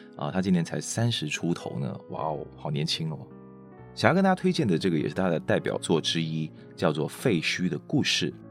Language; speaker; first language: Chinese; non-native, local second language; Hakka Chinese